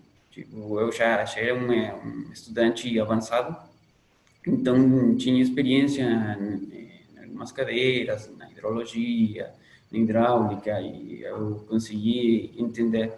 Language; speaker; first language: Portuguese; non-native, fluent; Spanish